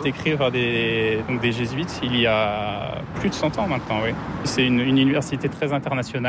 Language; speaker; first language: French; native; French